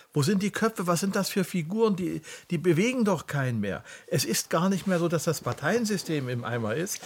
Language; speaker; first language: German; native; German